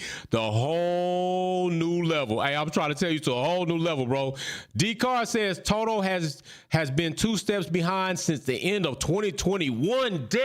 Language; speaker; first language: English; native; English